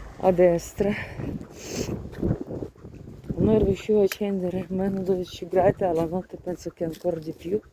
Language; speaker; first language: Italian; non-native, learner; Ukrainian